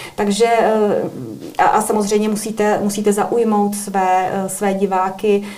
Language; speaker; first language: Czech; native; Czech